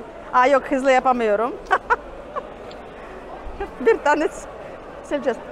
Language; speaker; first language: Turkish; non-native, learner; Russian